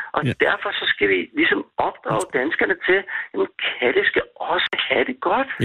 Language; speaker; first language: Danish; native; Danish